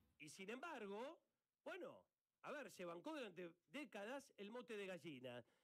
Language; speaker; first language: Spanish; native; Spanish